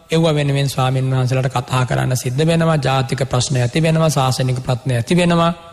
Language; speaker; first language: Sinhala; native; Sinhala